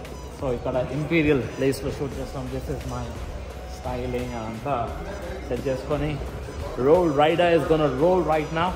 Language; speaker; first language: Telugu; native; Telugu